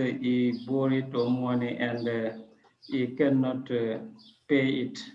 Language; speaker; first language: English; non-native, learner; French